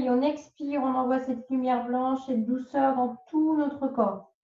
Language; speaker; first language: French; native; French